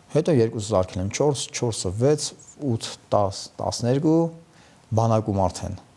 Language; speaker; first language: Armenian; native; Armenian